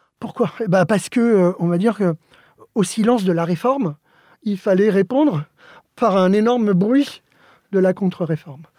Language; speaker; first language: French; early bilingual, other home language; Spanish